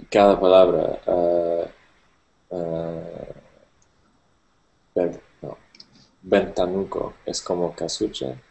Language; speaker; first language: Spanish; non-native, learner; English